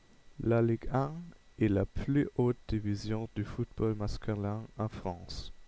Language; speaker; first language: French; non-native, learner; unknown